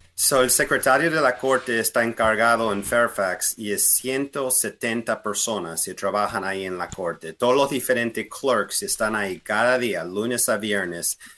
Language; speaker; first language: Spanish; early bilingual, heritage; Spanish